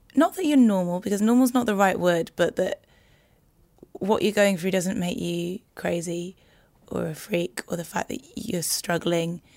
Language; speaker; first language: English; native; English